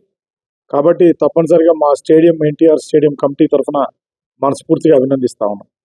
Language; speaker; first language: Telugu; native; Telugu